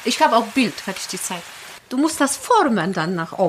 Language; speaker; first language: German; non-native, learner; Polish